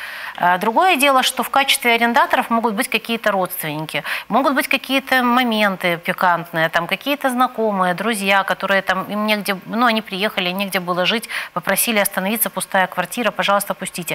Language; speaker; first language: Russian; native; Russian